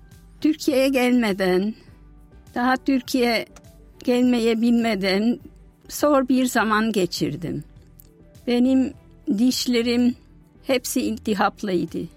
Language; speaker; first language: Turkish; non-native, fluent; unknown